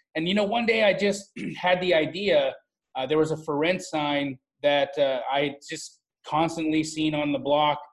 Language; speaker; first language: English; native; English